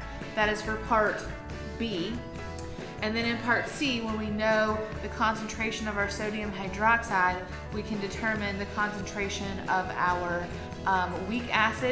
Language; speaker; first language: English; native; English